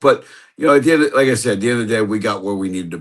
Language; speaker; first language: English; native; English